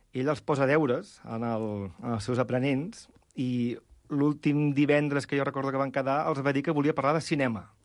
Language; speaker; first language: Catalan; native; Catalan